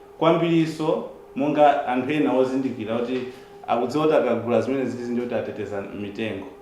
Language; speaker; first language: Nyanja; native; Nyanja